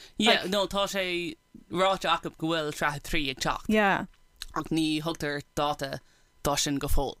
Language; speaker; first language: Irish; non-native, local second language; English